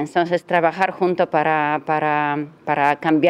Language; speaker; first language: Spanish; non-native, fluent; Polish